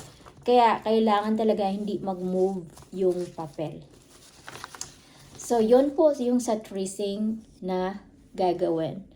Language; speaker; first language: Filipino; non-native, local second language; Cebuano